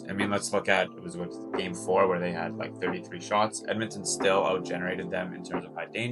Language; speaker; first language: English; native; English